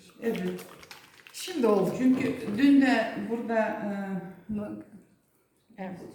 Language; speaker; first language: Turkish; non-native, learner; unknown